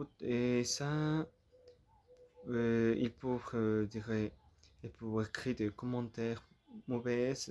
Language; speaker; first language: French; non-native, learner; Spanish